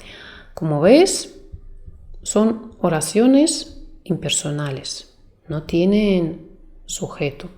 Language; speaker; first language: Spanish; non-native, fluent; Russian